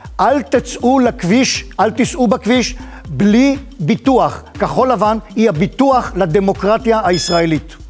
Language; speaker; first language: Hebrew; native; Hebrew